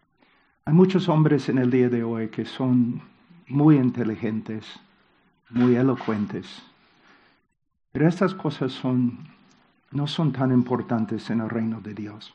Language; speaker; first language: Spanish; non-native, fluent; English